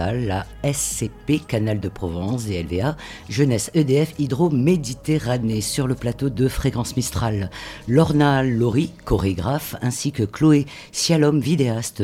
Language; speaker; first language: French; native; French